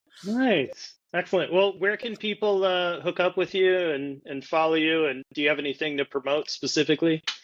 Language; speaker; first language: English; native; English